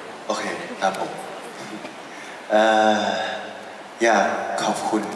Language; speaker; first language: Thai; native; Thai